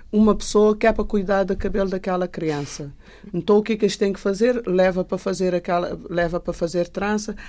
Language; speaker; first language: Portuguese; non-native, local second language; Kabuverdianu